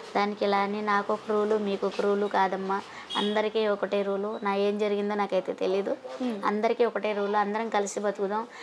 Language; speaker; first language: Telugu; native; Telugu